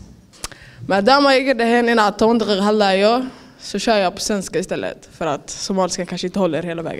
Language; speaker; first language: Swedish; early bilingual, other home language; Somali